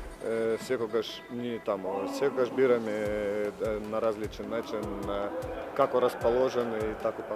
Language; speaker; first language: Macedonian; non-native, fluent; Russian